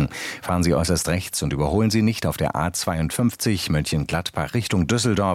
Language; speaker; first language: German; native; German